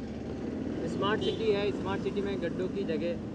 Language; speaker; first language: Hindi; native; Hindi